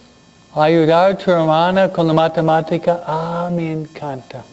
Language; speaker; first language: Spanish; non-native, fluent; English